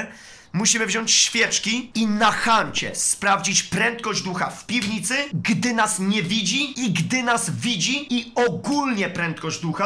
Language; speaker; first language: Polish; native; Polish